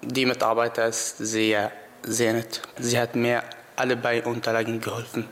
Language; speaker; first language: German; non-native, learner; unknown